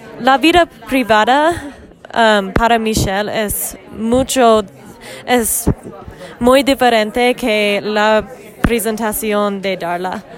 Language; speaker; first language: Spanish; non-native, learner; English